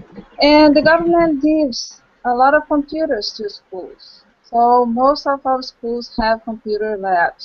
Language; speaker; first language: English; non-native, local second language; Portuguese